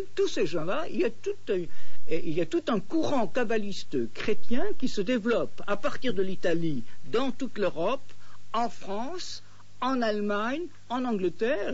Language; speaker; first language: French; native; French